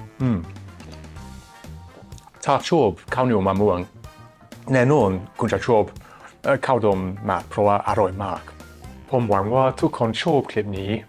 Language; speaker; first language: Thai; non-native, fluent; English